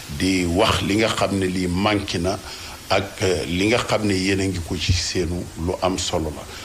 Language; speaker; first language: Wolof; native; Wolof